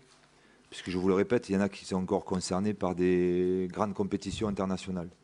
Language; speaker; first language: French; native; French